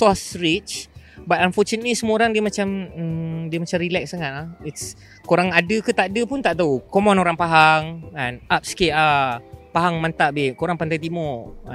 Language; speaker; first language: English; non-native, local second language; Malay